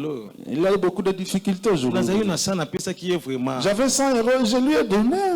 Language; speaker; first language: French; non-native, local second language; Lingala